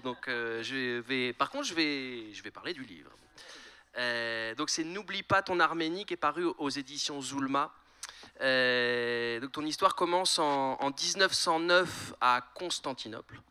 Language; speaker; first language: French; native; French